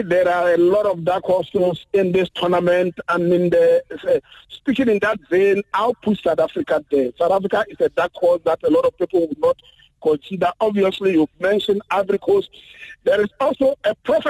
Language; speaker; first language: English; non-native, local second language; Akan